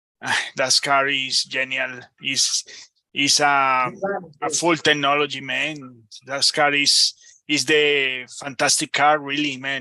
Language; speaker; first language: English; non-native, learner; Spanish